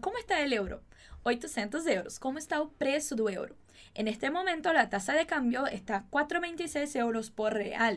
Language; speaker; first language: Spanish; non-native, fluent; Portuguese